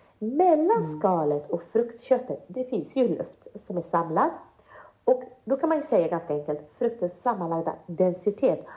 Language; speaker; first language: Swedish; early bilingual, other home language; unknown